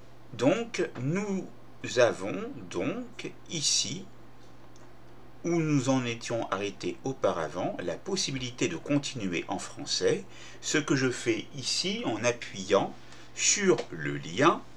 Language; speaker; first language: French; native; French